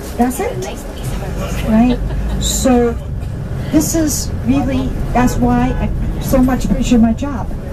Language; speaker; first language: English; non-native, learner; Chinese